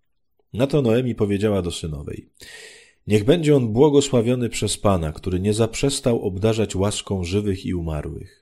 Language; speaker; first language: Polish; native; Polish